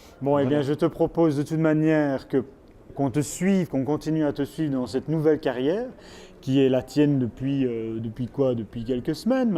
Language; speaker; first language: French; native; French